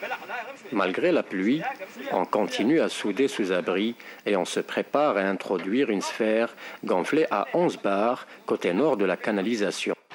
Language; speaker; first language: French; non-native, local second language; Arabic